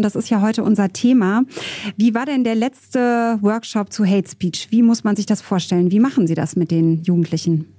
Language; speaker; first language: German; native; German